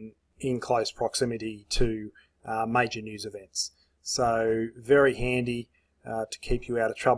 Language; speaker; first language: English; native; English